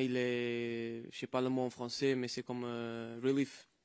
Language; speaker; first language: French; non-native, fluent; Portuguese